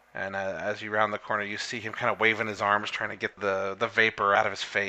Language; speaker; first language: English; native; English